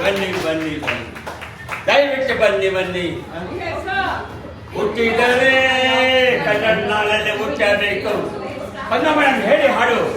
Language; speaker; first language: Kannada; non-native, learner; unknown